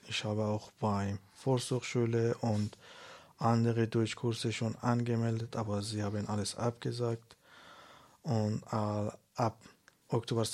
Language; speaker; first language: German; non-native, learner; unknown